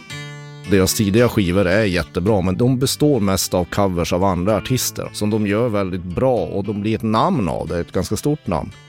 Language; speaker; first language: Swedish; native; Swedish